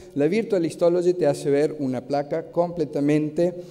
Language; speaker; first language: Spanish; native; Spanish